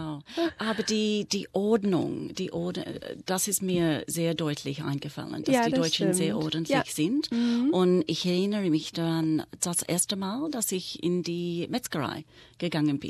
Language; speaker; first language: German; non-native, fluent; English